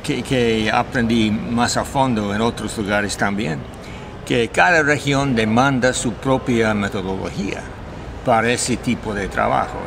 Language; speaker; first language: Spanish; non-native, fluent; English